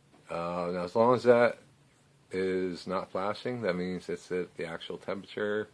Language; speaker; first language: English; native; English